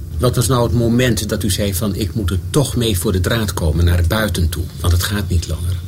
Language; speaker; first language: Dutch; native; Dutch